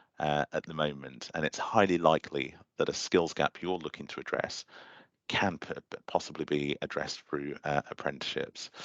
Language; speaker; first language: English; native; English